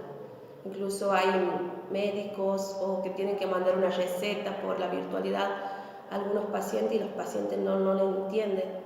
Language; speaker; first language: Spanish; native; Spanish